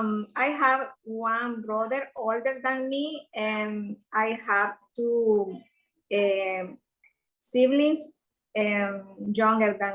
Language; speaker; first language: English; non-native, learner; Spanish